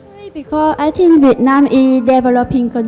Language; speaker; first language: English; non-native, learner; Vietnamese